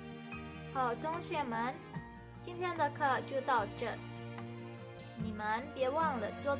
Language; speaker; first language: Chinese; non-native, fluent; Indonesian